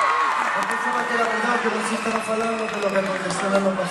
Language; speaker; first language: Portuguese; non-native, learner; Spanish